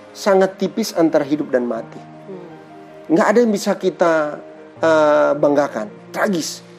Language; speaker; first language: Indonesian; native; Indonesian